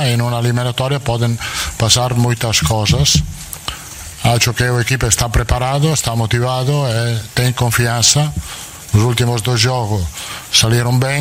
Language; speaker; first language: Portuguese; non-native, fluent; Italian